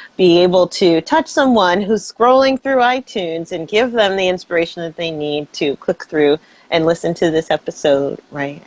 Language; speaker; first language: English; non-native, fluent; Spanish